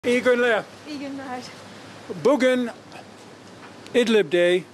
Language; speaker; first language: Turkish; non-native, learner; English